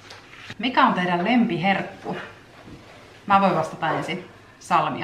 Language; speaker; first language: Finnish; native; Finnish